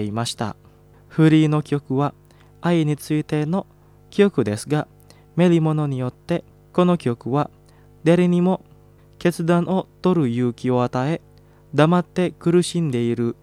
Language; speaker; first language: Japanese; non-native, fluent; Indonesian